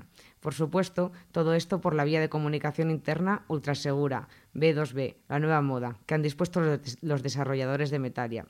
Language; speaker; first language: Spanish; native; Spanish